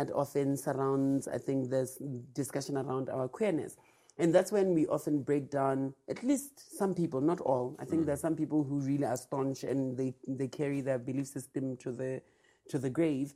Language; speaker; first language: English; non-native, local second language; Tswana